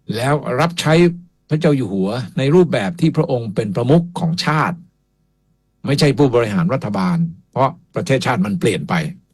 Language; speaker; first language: Thai; native; Thai